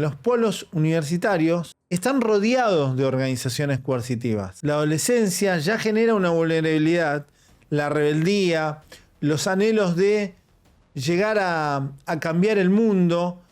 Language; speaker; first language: Spanish; native; Spanish